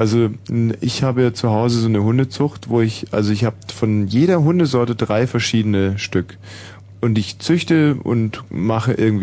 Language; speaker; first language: German; native; German